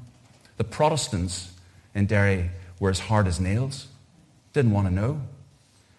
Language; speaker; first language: English; native; English